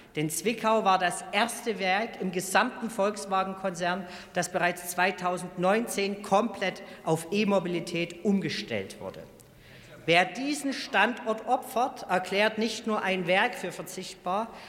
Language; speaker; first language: German; native; German